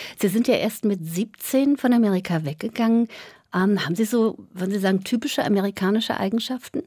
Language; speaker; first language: German; native; German